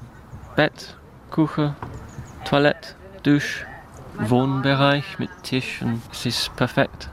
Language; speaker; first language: German; non-native, learner; English